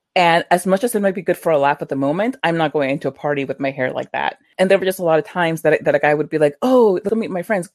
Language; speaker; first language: English; early bilingual, other home language; Spanish